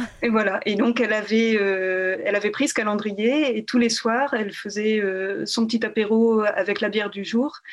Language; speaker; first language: French; native; French